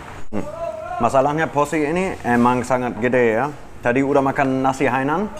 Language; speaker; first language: Indonesian; non-native, fluent; German